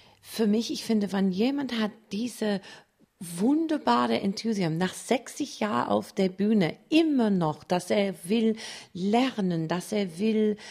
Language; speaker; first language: German; non-native, fluent; English